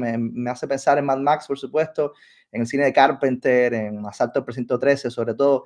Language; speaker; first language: Spanish; native; Spanish